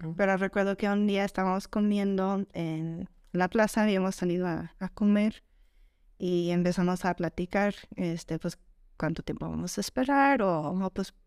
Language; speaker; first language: Spanish; non-native, fluent; English